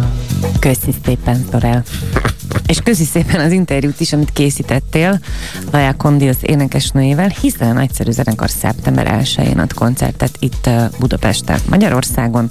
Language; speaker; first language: Hungarian; native; Hungarian